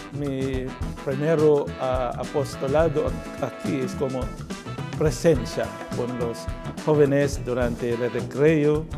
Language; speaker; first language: Spanish; non-native, learner; Filipino